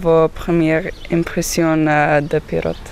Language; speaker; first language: French; non-native, learner; Serbian